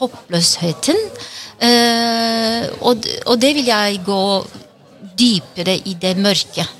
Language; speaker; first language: Norwegian; non-native, fluent; Turkish